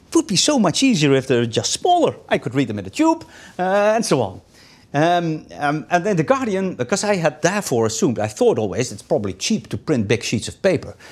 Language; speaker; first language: English; non-native, fluent; Dutch